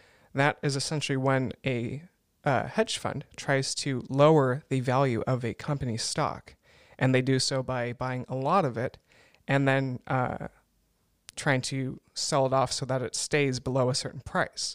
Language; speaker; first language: English; native; English